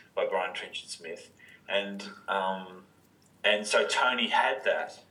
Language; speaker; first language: English; native; English